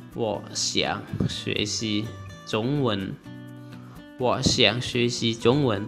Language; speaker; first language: Chinese; non-native, fluent; Lao